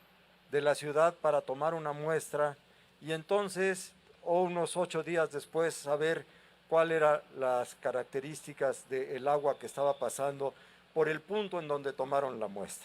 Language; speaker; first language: Spanish; native; Spanish